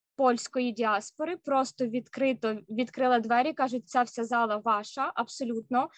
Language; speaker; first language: Ukrainian; native; Ukrainian